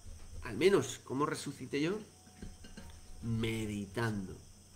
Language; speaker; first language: Spanish; native; Spanish